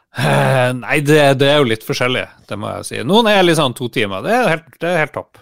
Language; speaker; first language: Norwegian; native; Norwegian